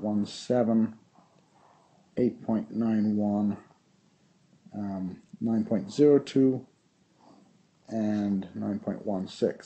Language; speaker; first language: English; native; English